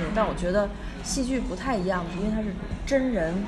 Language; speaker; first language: Chinese; native; Chinese